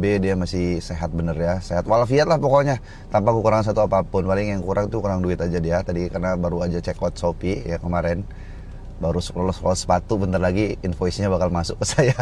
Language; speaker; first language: Indonesian; native; Indonesian